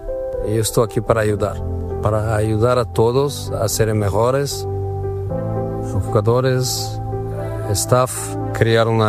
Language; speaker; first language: Spanish; non-native, fluent; Portuguese